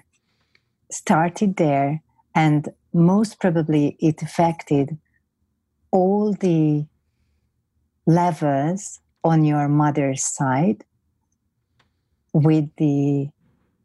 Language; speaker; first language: English; non-native, fluent; Hungarian